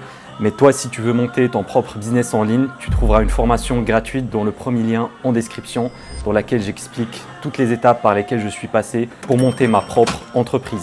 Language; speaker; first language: French; native; French